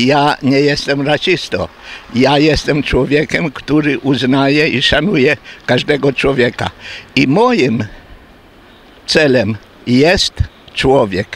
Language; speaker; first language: Polish; non-native, local second language; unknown